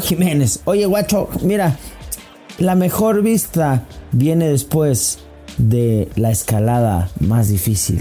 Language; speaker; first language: Spanish; native; Spanish